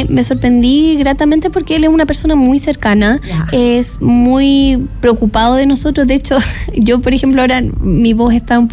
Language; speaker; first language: Spanish; native; Spanish